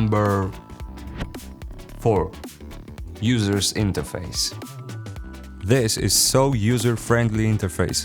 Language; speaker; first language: English; non-native, fluent; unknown